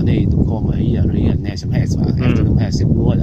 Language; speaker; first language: Swedish; non-native, learner; Vietnamese